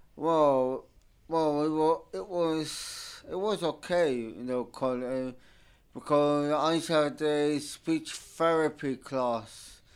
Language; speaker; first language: English; non-native, fluent; Turkish